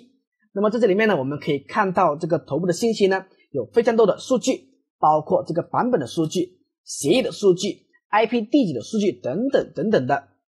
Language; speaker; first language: Chinese; native; Chinese